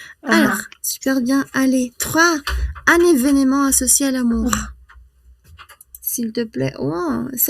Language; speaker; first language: French; non-native, fluent; Spanish